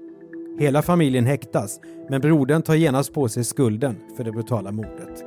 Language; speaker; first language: Swedish; native; Swedish